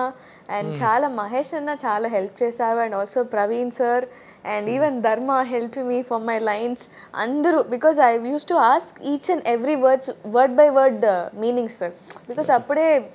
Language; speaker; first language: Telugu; non-native, learner; Tamil